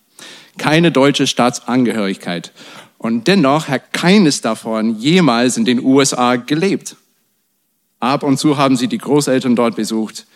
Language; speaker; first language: German; non-native, fluent; English